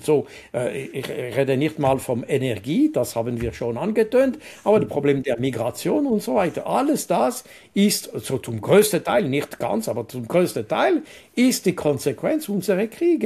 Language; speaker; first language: German; non-native, local second language; French